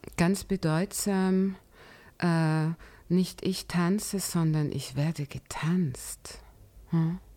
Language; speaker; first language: German; native; German